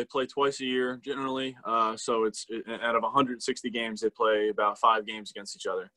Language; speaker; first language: English; native; English